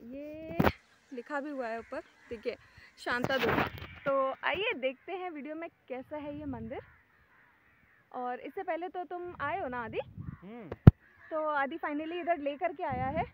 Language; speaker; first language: Hindi; native; Hindi